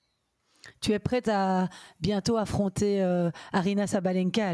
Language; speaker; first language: French; native; French